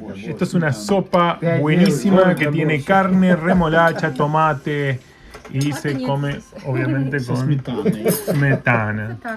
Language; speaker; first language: Spanish; native; Spanish